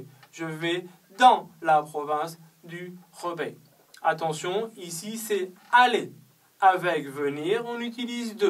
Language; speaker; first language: French; non-native, fluent; Chinese